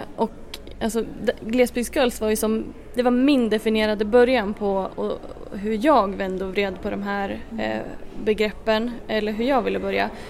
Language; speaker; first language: Swedish; native; Swedish